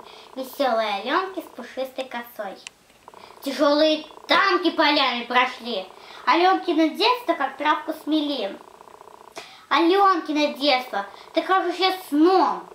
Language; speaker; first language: Russian; native; Russian